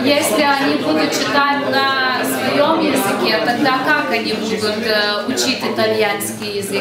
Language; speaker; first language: Russian; non-native, fluent; Lithuanian